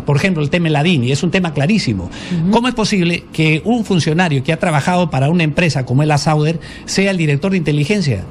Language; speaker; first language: Spanish; native; Spanish